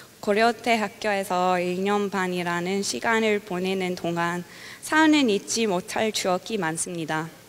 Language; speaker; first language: Korean; non-native, fluent; English